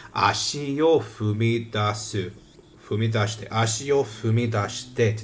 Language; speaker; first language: Japanese; non-native, learner; English